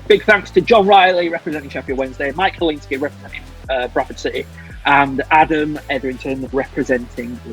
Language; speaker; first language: English; native; English